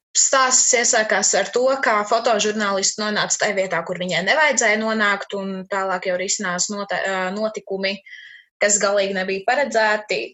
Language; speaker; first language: Latvian; native; Latvian